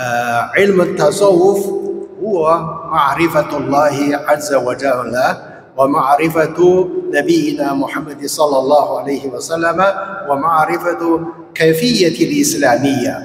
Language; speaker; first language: Arabic; non-native, fluent; Chinese